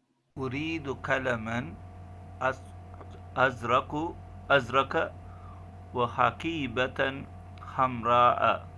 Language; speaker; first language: Arabic; non-native, learner; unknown